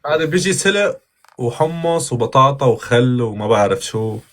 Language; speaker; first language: Arabic; native; Arabic